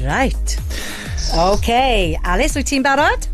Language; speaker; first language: Welsh; native; Welsh